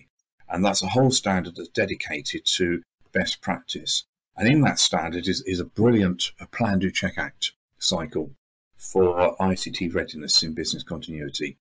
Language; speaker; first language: English; native; English